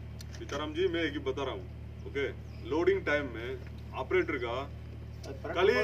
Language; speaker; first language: Hindi; non-native, local second language; Tamil